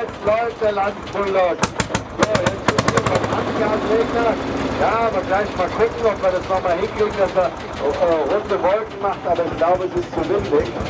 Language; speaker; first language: German; native; German